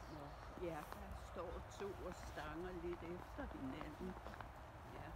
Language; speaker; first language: Danish; non-native, learner; Cebuano